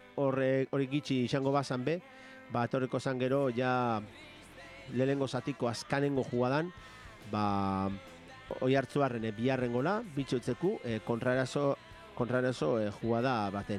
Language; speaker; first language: Basque; native; Basque